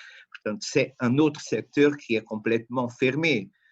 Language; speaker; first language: French; non-native, fluent; Portuguese